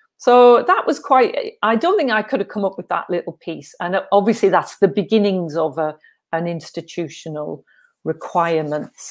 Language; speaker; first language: English; native; English